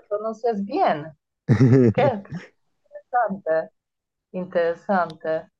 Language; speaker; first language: Spanish; non-native, learner; Polish